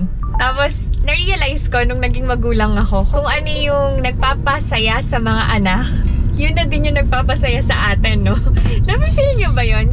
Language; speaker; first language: Filipino; native; Filipino